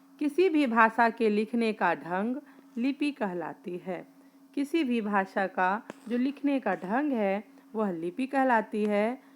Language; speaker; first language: Hindi; native; Hindi